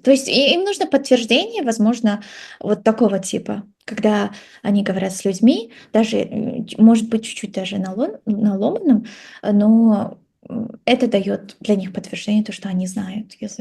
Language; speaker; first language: Russian; non-native, local second language; Kazakh